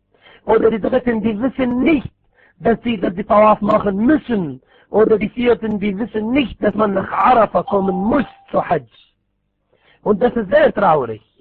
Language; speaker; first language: German; non-native, fluent; Arabic